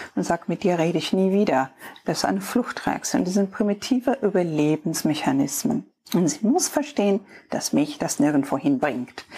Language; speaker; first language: German; non-native, fluent; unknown